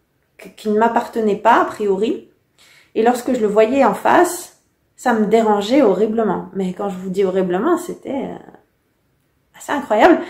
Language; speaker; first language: French; native; French